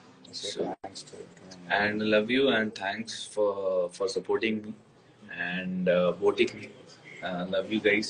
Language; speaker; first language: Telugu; non-native, learner; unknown